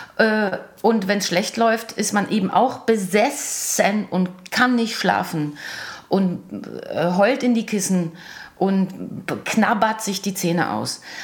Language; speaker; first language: German; early bilingual, other home language; Croatian